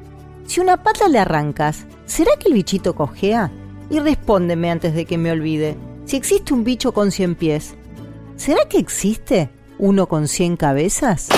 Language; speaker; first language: Spanish; native; Spanish